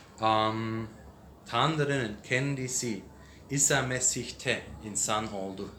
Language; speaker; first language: Turkish; non-native, learner; English